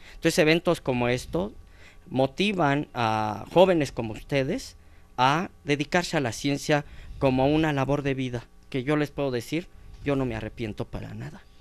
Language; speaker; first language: Spanish; native; Spanish